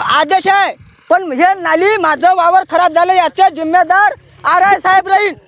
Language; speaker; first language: Marathi; native; Marathi